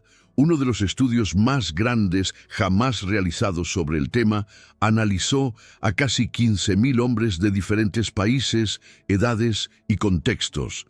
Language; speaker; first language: Spanish; native; Spanish